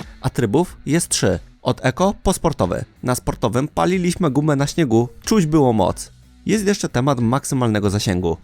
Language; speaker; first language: Polish; native; Polish